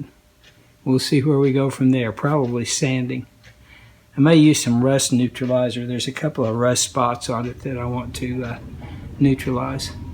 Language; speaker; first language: English; native; English